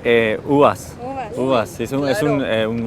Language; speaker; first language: Spanish; early bilingual, heritage; English